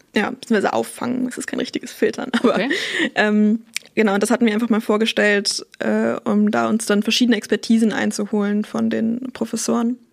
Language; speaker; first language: German; native; German